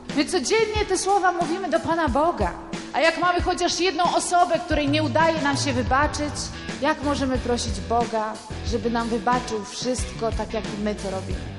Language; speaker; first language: Polish; non-native, fluent; Italian